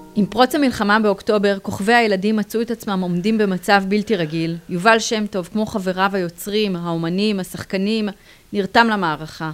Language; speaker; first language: Hebrew; native; Hebrew